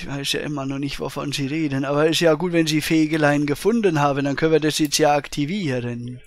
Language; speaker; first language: German; native; German